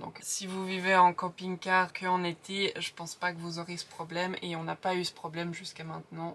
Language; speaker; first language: French; native; French